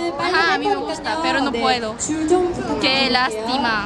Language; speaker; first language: Spanish; non-native, learner; Korean